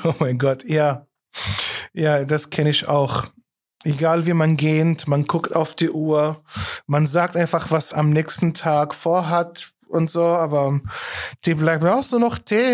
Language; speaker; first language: German; non-native, fluent; Arabic